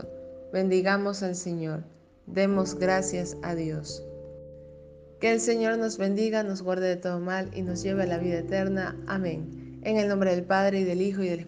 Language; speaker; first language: Spanish; native; Spanish